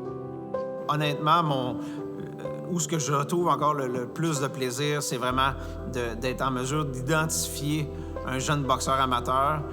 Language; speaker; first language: French; native; French